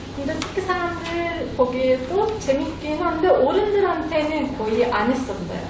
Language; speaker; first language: Korean; non-native, fluent; Turkish